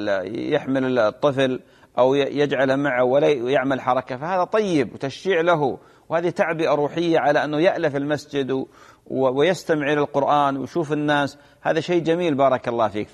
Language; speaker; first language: Arabic; native; Arabic